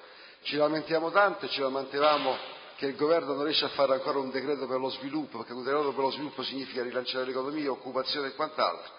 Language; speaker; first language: Italian; native; Italian